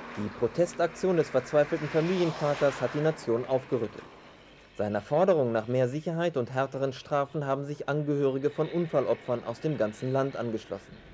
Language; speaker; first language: German; native; German